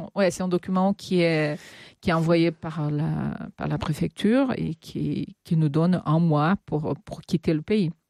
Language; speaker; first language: French; non-native, fluent; Portuguese